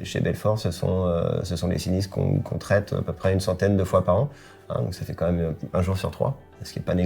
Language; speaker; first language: French; native; French